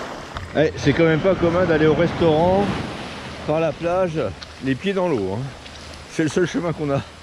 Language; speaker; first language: French; native; French